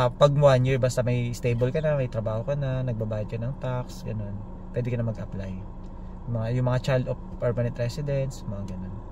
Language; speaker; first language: Filipino; native; Filipino